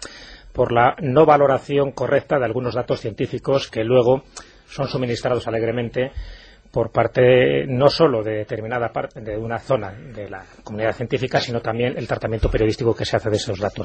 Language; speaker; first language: Spanish; native; Spanish